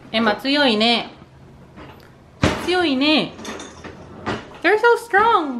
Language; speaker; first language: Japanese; non-native, fluent; Filipino